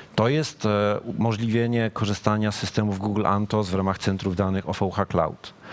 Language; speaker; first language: Polish; native; Polish